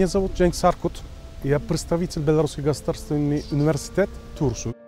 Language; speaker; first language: Russian; non-native, learner; Turkish